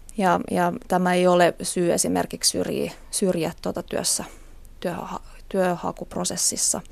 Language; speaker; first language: Finnish; native; Finnish